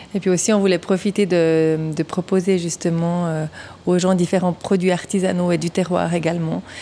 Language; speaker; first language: French; native; French